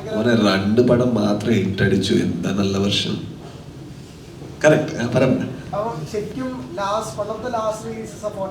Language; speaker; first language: Malayalam; non-native, local second language; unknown